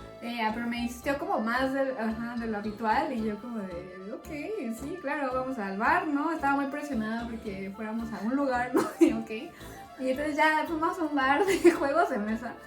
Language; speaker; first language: Spanish; native; Spanish